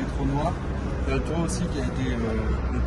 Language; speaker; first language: French; native; French